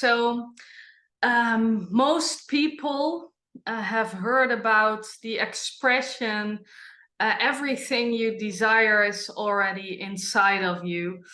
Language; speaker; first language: English; non-native, fluent; Dutch